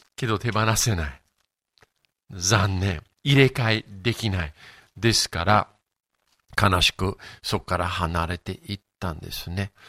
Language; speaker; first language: Japanese; non-native, fluent; English